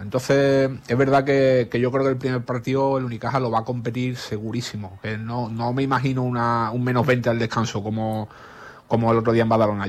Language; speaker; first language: Spanish; native; Spanish